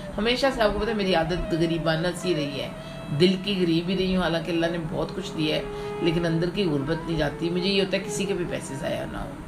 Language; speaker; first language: Urdu; non-native, local second language; Punjabi